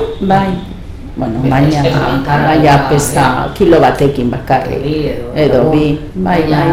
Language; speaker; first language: Basque; non-native, learner; Spanish